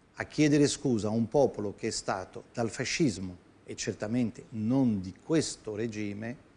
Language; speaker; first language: Italian; non-native, fluent; Arabic